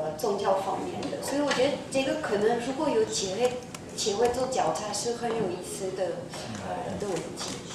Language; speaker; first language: Chinese; non-native, fluent; French